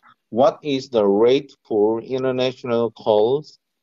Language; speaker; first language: English; non-native, learner; Korean